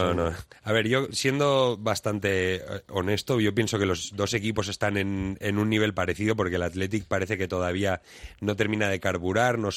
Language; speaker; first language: Spanish; native; Spanish